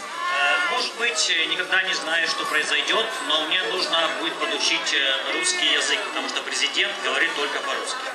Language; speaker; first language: Russian; native; Russian